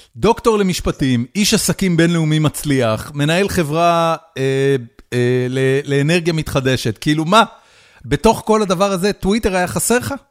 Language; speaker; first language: Hebrew; native; Hebrew